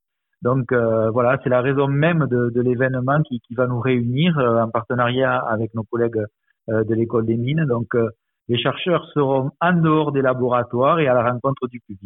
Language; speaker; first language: French; native; French